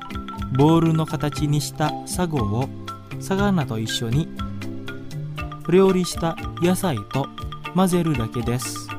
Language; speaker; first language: Japanese; non-native, fluent; Indonesian